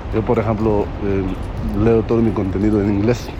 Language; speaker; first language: Spanish; non-native, fluent; Hebrew